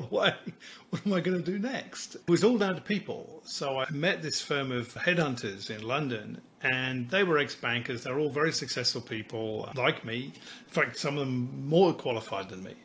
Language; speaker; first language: English; native; English